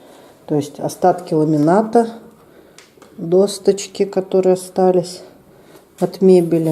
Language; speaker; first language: Russian; native; Russian